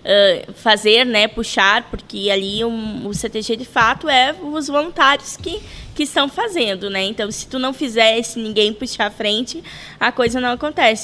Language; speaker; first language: Portuguese; native; Portuguese